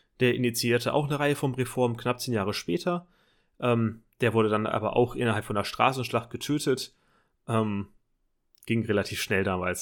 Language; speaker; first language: German; native; German